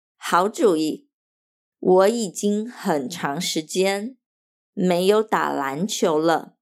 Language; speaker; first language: Chinese; non-native, fluent; Portuguese